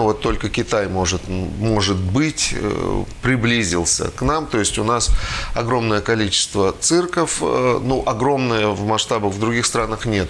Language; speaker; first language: Russian; native; Russian